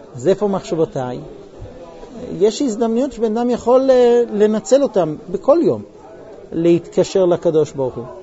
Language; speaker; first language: Hebrew; non-native, fluent; English